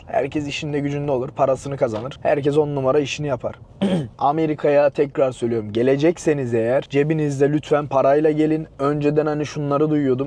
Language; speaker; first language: Turkish; native; Turkish